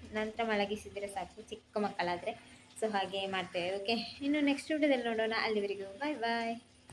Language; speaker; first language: Kannada; non-native, local second language; Tulu